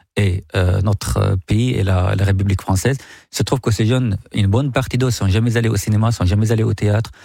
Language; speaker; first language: French; non-native, fluent; Arabic